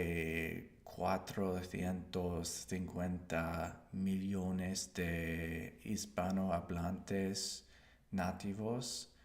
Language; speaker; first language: Spanish; non-native, learner; English